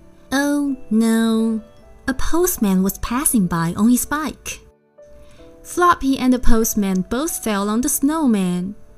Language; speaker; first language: English; non-native, fluent; Chinese